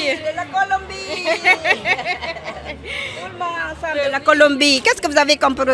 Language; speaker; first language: French; non-native, fluent; Lao